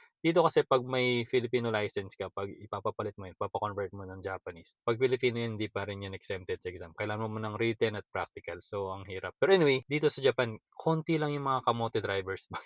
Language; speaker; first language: Filipino; native; Filipino